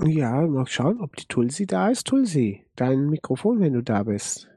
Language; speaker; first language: German; native; German